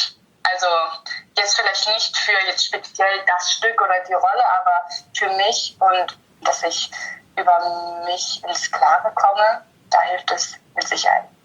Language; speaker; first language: German; native; German